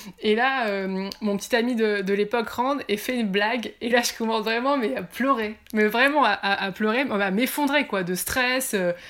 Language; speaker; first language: French; native; French